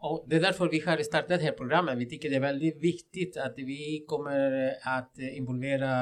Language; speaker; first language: Swedish; non-native, fluent; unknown